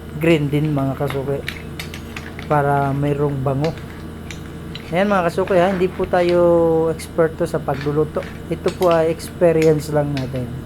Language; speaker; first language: Filipino; native; Filipino